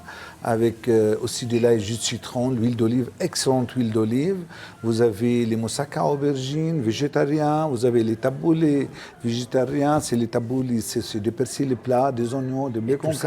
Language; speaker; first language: French; non-native, local second language; Arabic